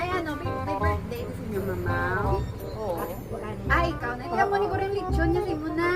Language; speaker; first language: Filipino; non-native, local second language; Hiligaynon